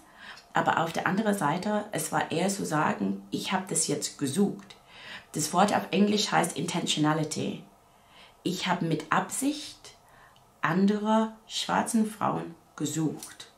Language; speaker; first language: German; non-native, fluent; English